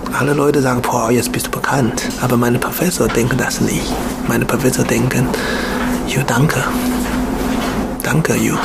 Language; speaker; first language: German; non-native, learner; Chinese